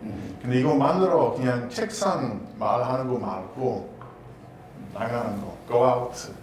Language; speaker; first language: Korean; non-native, learner; English